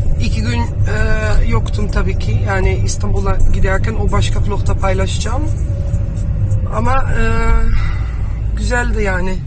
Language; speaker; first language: Turkish; non-native, fluent; Dutch